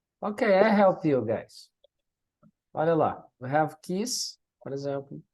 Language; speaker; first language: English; non-native, fluent; Portuguese